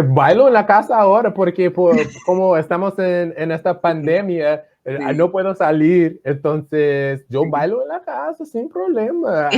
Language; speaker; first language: Spanish; non-native, fluent; English